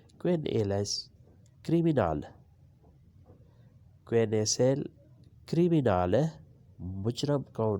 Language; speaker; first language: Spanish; non-native, learner; Urdu